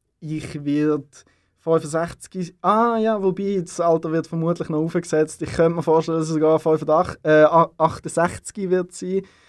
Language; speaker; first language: German; native; German